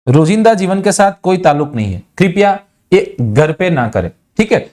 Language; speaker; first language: Hindi; non-native, local second language; Gujarati